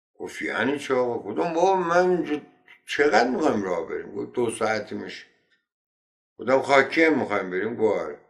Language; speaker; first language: Persian; non-native, local second language; Azerbaijani